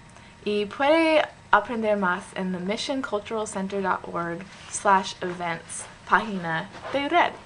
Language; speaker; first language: Spanish; non-native, learner; English